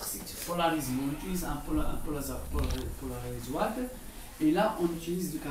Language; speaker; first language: French; non-native, local second language; Arabic